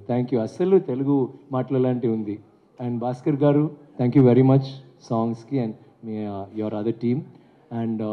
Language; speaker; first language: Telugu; non-native, learner; Tamil